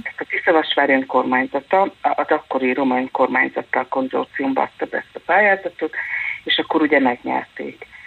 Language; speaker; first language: Hungarian; native; Hungarian